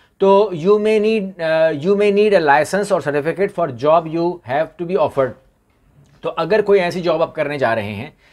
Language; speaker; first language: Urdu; native; Urdu